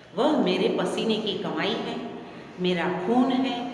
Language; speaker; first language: Hindi; non-native, local second language; Gujarati